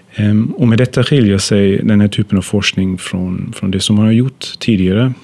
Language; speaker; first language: Swedish; non-native, fluent; German